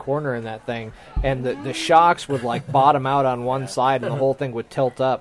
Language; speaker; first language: English; native; English